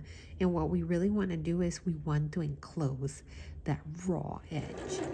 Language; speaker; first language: English; native; English